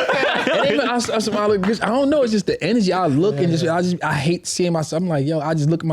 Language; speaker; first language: English; native; English